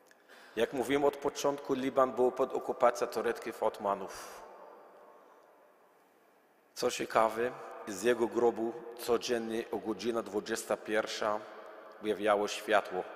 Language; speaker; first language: Polish; non-native, learner; Arabic